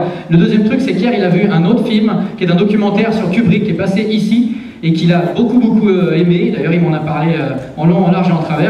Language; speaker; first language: French; native; French